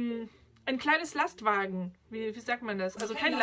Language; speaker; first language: German; non-native, fluent; French